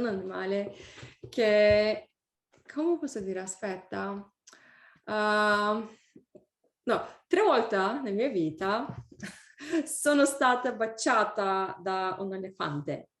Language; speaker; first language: Italian; non-native, learner; English